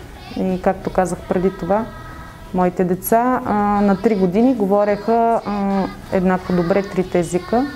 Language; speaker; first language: Bulgarian; early bilingual, heritage; Bulgarian